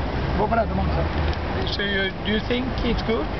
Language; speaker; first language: English; non-native, fluent; Swedish